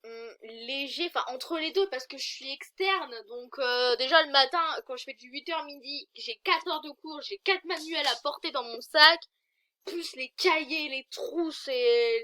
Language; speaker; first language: French; native; French